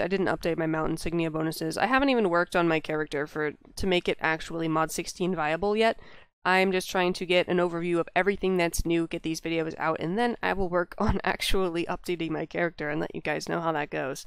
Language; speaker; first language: English; native; English